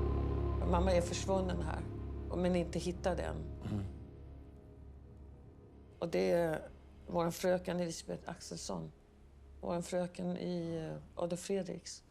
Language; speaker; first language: Swedish; native; Swedish